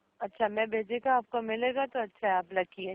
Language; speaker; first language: Hindi; non-native, learner; Malayalam